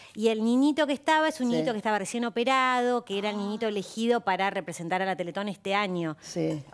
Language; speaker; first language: Spanish; native; Spanish